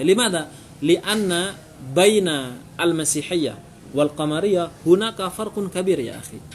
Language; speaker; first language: Arabic; non-native, fluent; Indonesian